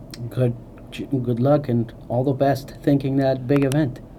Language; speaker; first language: English; non-native, fluent; Spanish